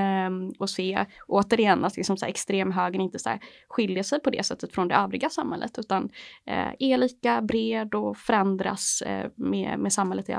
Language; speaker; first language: Swedish; native; Swedish